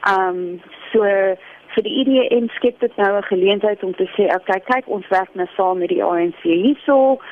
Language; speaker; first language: Afrikaans; non-native, local second language; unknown